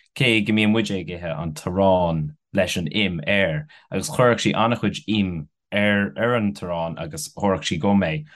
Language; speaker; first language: Irish; non-native, local second language; English